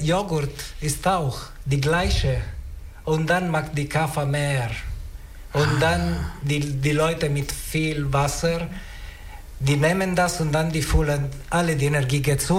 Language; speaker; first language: German; non-native, learner; Italian